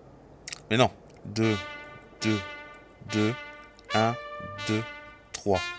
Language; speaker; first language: French; native; French